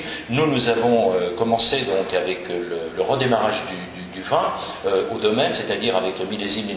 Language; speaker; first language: French; native; French